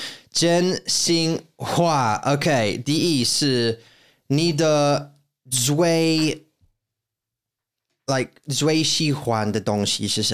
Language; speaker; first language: Chinese; non-native, learner; English